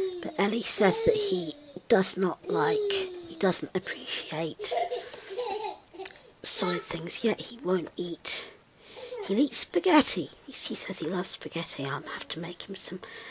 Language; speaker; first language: English; native; English